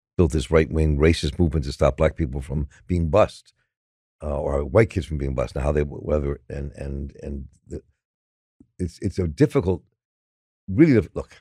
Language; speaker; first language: English; native; English